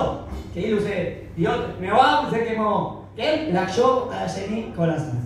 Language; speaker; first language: Hebrew; non-native, fluent; Spanish